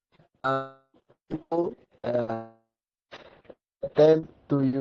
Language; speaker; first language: English; non-native, learner; Spanish